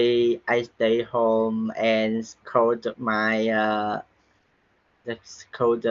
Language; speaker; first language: English; non-native, learner; Vietnamese